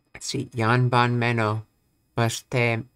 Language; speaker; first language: Japanese; non-native, learner; English